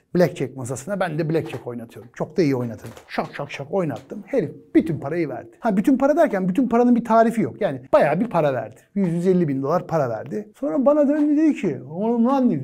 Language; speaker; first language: Turkish; native; Turkish